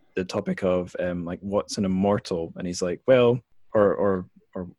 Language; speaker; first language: English; native; English